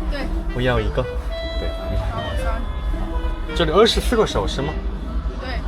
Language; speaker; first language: Chinese; non-native, learner; Korean